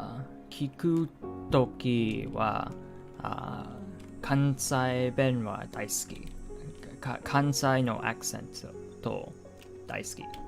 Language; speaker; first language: Japanese; non-native, learner; English